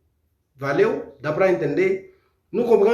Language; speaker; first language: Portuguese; non-native, fluent; Haitian Creole